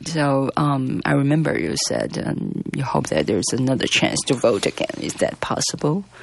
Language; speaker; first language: English; non-native, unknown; Chinese